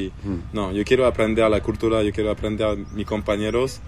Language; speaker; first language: Spanish; non-native, learner; French